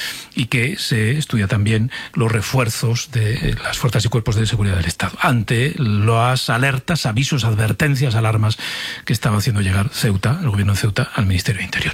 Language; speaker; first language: Spanish; native; Spanish